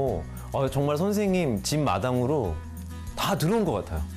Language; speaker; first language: Korean; native; Korean